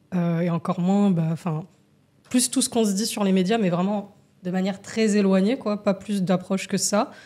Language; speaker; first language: French; native; French